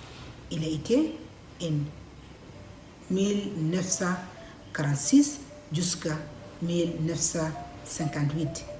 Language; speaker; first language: French; non-native, learner; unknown